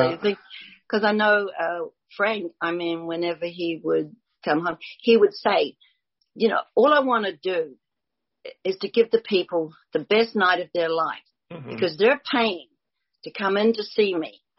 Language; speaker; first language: English; native; English